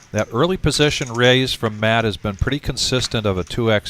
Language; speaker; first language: English; native; English